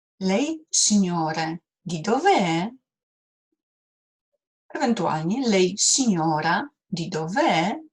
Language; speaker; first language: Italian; non-native, fluent; Polish